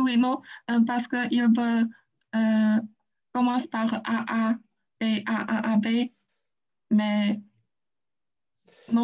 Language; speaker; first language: French; non-native, fluent; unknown